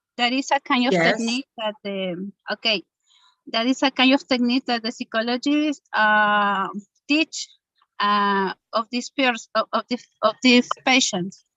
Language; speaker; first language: English; non-native, learner; Spanish